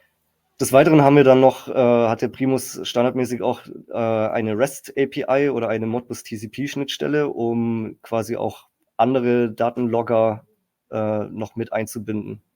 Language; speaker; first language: German; native; German